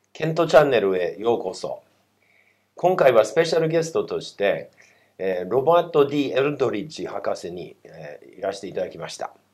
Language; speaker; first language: Japanese; non-native, fluent; English